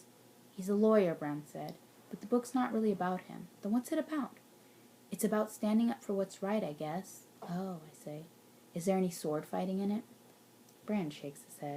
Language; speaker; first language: English; native; English